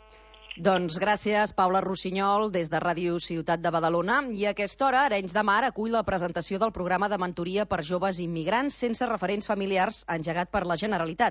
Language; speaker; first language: Catalan; native; Catalan